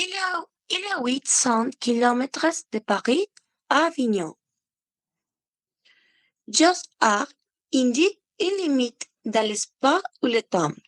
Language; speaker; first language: French; non-native, learner; Spanish